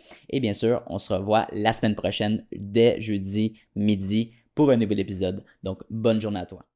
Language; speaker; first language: French; native; French